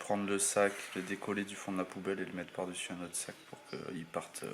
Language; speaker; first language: French; native; French